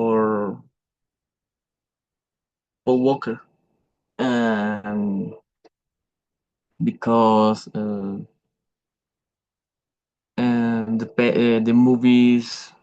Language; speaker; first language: English; non-native, learner; Spanish